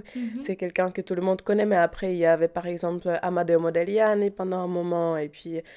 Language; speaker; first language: French; non-native, fluent; Czech